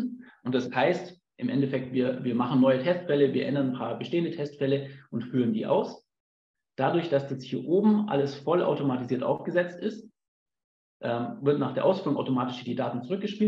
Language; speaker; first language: German; native; German